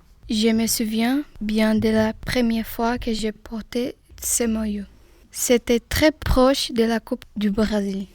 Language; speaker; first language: French; non-native, fluent; Portuguese